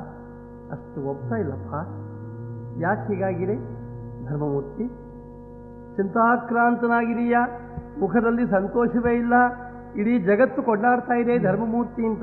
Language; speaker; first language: Kannada; native; Kannada